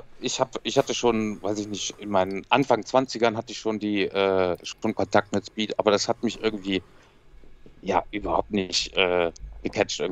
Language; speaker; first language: German; native; German